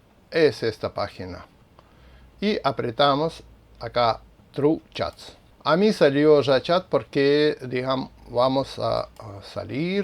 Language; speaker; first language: Spanish; non-native, fluent; Russian